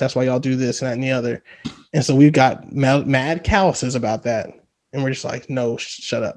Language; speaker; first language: English; native; English